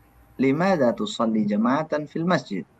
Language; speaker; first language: Arabic; non-native, fluent; Indonesian